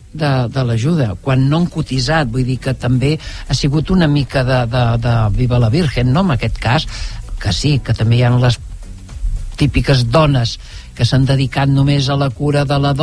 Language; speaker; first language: Catalan; native; Catalan